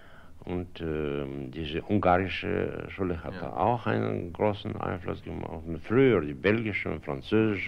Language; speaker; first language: German; non-native, fluent; Russian